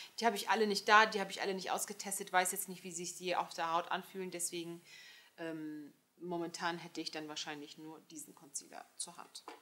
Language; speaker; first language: German; early bilingual, other home language; Turkish